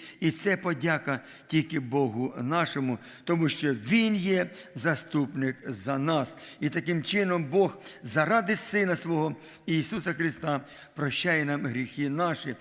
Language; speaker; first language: Ukrainian; non-native, local second language; Russian